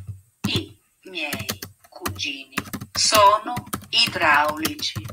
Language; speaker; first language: Italian; non-native, learner; English